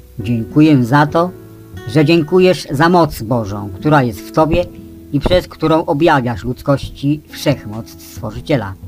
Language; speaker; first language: Polish; native; Polish